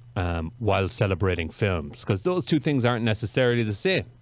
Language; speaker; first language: English; native; English